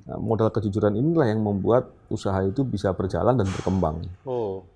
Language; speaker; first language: Indonesian; native; Indonesian